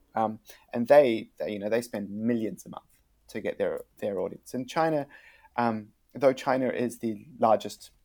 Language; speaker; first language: English; native; English